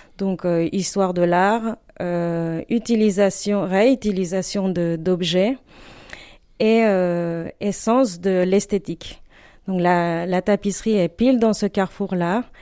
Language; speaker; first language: French; non-native, fluent; Spanish